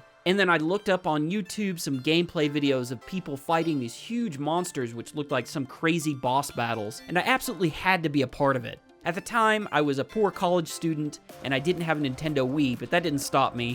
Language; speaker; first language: English; native; English